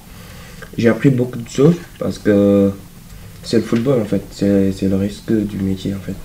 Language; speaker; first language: French; non-native, local second language; Wolof